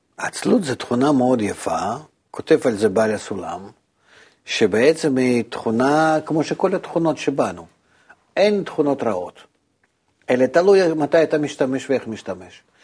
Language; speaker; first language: Hebrew; non-native, fluent; Russian